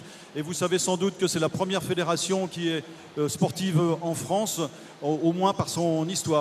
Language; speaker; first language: French; native; French